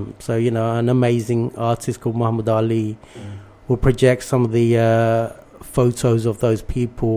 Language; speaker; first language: English; early bilingual, other home language; Bangla